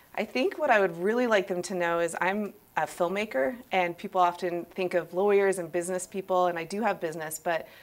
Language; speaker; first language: English; native; English